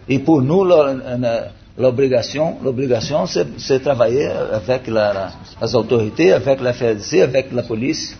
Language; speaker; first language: French; non-native, learner; Portuguese